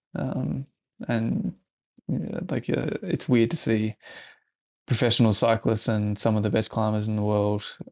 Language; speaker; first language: English; native; English